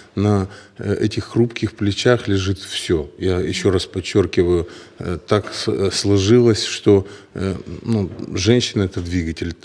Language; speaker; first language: Russian; native; Russian